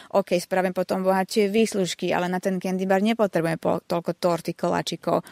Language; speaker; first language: Slovak; non-native, local second language; Hungarian